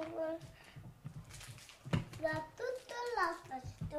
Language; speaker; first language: Italian; early bilingual, heritage; Italian